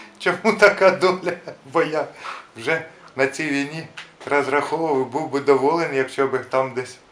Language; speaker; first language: Ukrainian; non-native, local second language; Russian